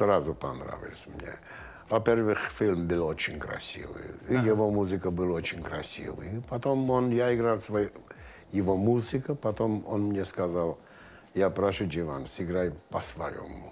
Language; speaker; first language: Russian; non-native, local second language; Armenian